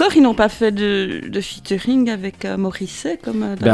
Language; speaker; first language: French; native; French